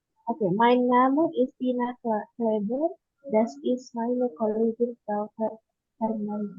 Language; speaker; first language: German; non-native, learner; Indonesian